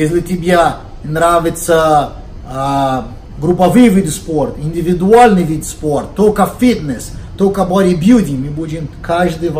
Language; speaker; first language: Russian; non-native, learner; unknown